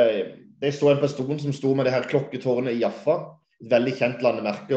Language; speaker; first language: Norwegian; native; Norwegian